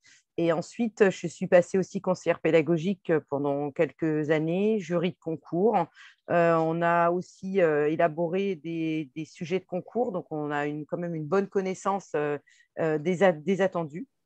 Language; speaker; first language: French; native; French